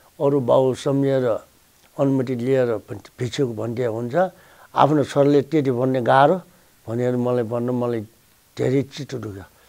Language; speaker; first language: Nepali; non-native, local second language; Newari